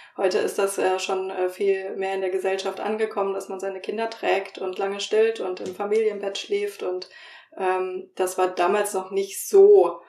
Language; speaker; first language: German; native; German